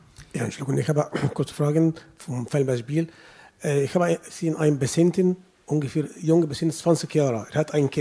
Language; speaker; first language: German; non-native, learner; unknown